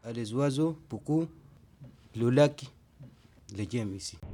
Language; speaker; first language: French; non-native, learner; Arabic